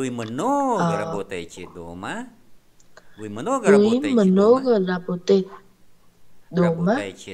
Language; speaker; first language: Russian; non-native, fluent; Vietnamese